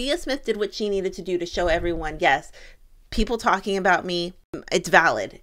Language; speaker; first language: English; native; English